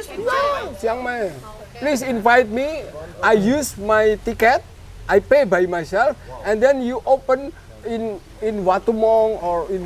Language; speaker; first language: English; non-native, learner; Indonesian